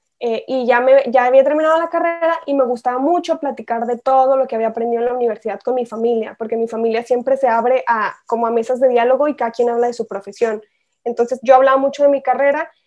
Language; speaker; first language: Spanish; native; Spanish